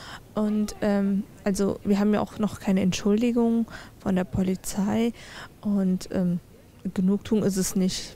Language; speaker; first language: German; early bilingual, other home language; Turkish